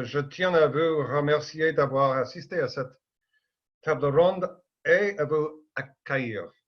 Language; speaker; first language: French; non-native, fluent; English